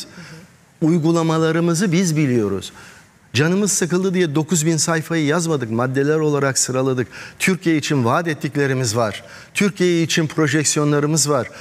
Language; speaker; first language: Turkish; native; Turkish